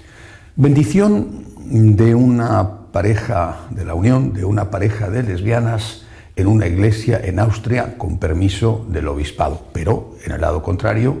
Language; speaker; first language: Spanish; native; Spanish